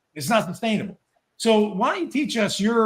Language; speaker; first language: English; native; English